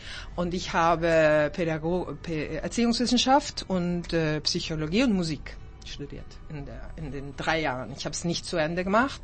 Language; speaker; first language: German; early bilingual, heritage; German